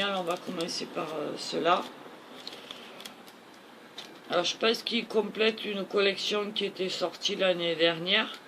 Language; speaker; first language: French; native; French